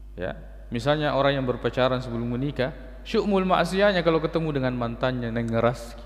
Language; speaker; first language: Malay; non-native, local second language; Buginese